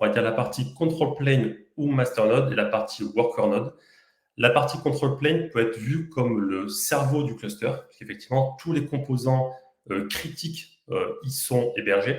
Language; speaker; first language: French; native; French